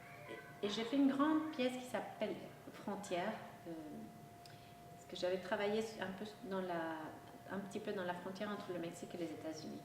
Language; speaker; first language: French; non-native, local second language; Spanish